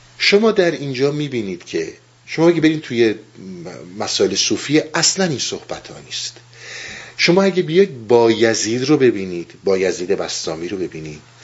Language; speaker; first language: Persian; native; Persian